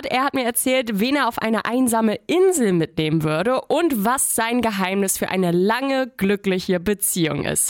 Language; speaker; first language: German; native; German